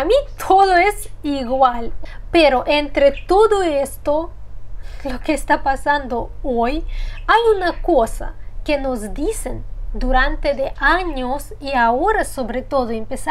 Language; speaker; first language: Spanish; non-native, fluent; Russian